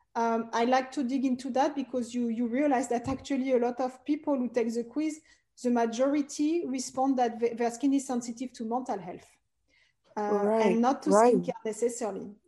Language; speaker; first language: English; non-native, fluent; French